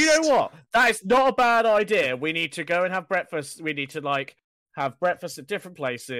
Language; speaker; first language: English; native; English